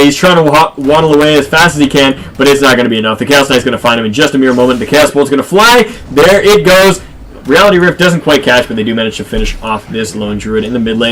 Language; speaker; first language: English; native; English